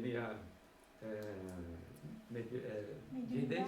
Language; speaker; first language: Spanish; non-native, fluent; Portuguese